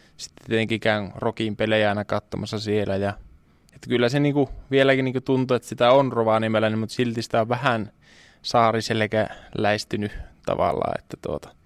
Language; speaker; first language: Finnish; native; Finnish